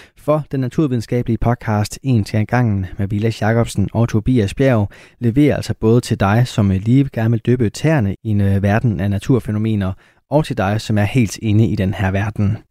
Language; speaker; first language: Danish; native; Danish